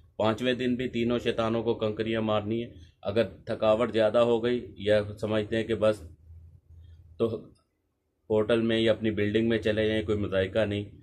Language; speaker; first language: Urdu; non-native, local second language; Punjabi